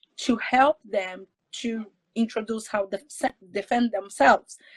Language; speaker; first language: English; non-native, fluent; Portuguese